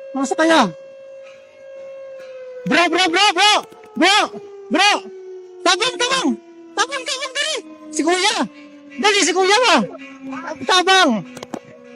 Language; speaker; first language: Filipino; non-native, local second language; Cebuano